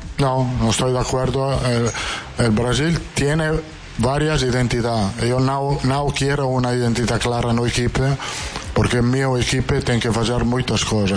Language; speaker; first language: Portuguese; non-native, fluent; Italian